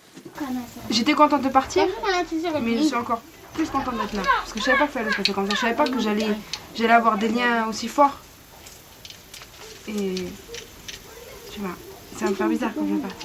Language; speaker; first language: French; native; French